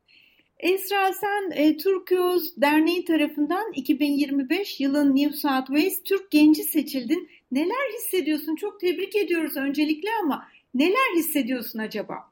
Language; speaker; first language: Turkish; native; Turkish